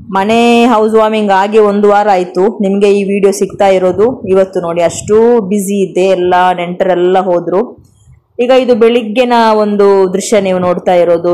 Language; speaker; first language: Kannada; non-native, local second language; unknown